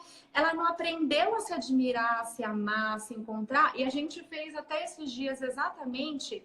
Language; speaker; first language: Portuguese; native; Portuguese